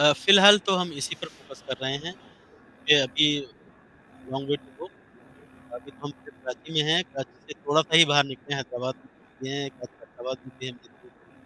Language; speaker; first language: Urdu; native; Urdu